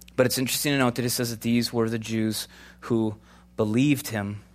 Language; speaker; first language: English; native; English